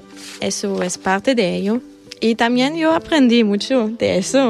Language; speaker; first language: Spanish; non-native, fluent; German